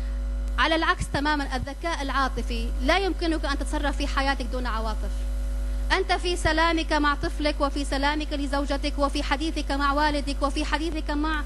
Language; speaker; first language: Arabic; native; Arabic